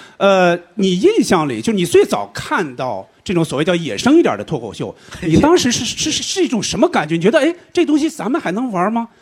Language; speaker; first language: Chinese; native; Chinese